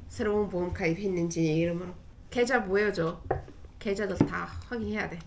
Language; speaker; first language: Korean; non-native, fluent; Arabic